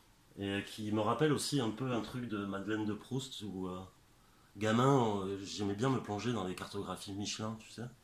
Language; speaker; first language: French; native; French